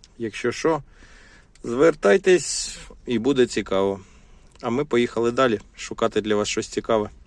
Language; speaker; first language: Ukrainian; non-native, local second language; Russian